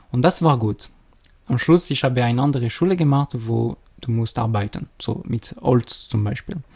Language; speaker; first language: German; non-native, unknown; French